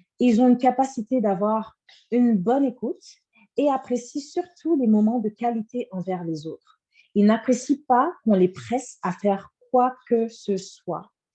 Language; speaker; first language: French; native; French